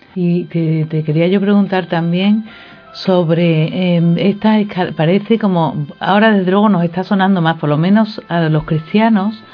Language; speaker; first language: Spanish; non-native, fluent; Polish